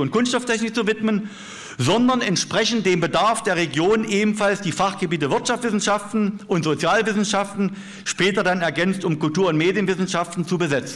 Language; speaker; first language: German; native; German